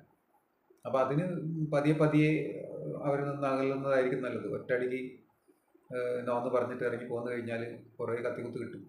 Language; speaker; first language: Malayalam; native; Malayalam